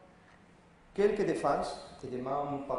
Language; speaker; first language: French; non-native, learner; Spanish